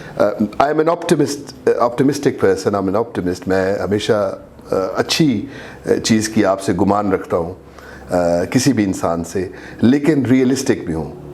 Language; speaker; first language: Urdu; non-native, local second language; Saraiki